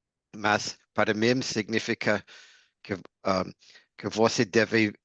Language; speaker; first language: Portuguese; non-native, learner; English